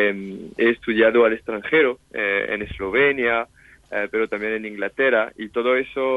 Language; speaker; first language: Spanish; non-native, fluent; French